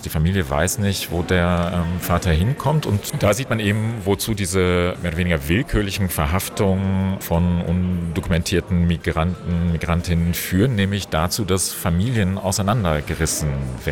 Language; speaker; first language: German; native; German